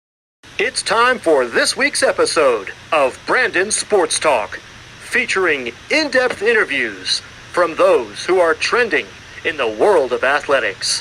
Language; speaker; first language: English; native; English